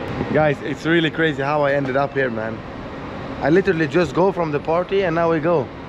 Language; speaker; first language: English; non-native, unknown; Swedish